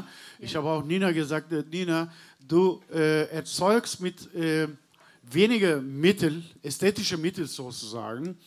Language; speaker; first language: German; non-native, learner; Turkish